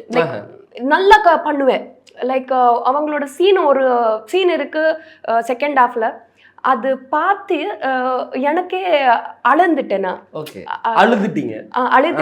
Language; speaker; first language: Tamil; non-native, learner; Telugu